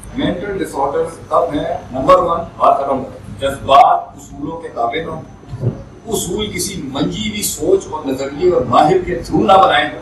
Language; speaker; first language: Urdu; non-native, local second language; Punjabi